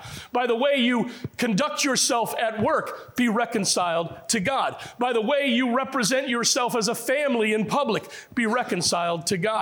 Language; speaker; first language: English; native; English